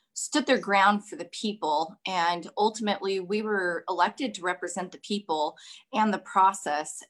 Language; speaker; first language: English; native; English